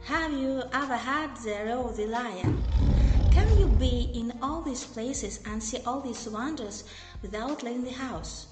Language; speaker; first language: English; non-native, fluent; Ukrainian